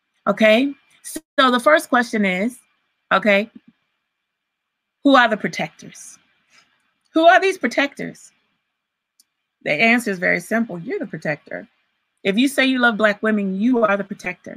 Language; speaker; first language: English; native; English